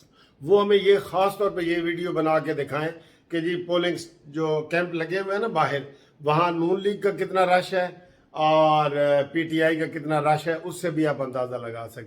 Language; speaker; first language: Urdu; native; Urdu